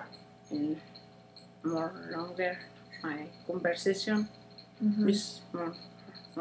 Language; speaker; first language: English; non-native, learner; Spanish